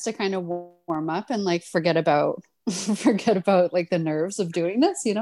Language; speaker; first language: English; native; English